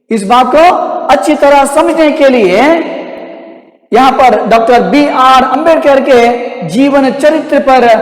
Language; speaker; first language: Hindi; non-native, local second language; Kannada